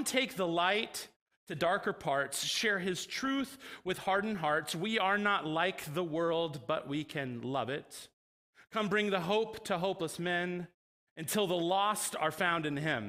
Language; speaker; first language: English; native; English